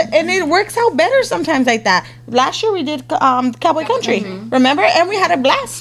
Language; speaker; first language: English; native; English